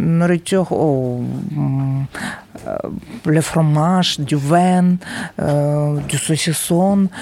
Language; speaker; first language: French; non-native, learner; Ukrainian